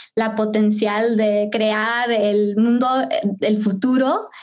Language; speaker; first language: Spanish; early bilingual, heritage; Spanish